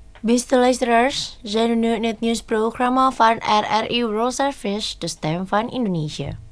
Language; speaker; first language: Dutch; non-native, fluent; Indonesian